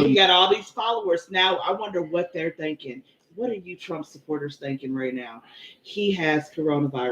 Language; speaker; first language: English; native; English